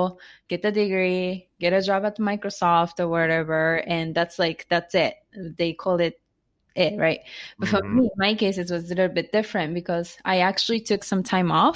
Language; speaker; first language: English; non-native, fluent; Japanese